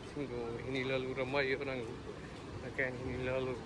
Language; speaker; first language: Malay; non-native, learner; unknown